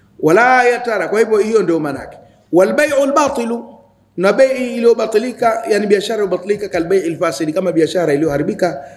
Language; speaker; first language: Swahili; native; Swahili